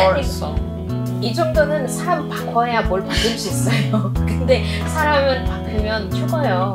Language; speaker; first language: Korean; non-native, fluent; French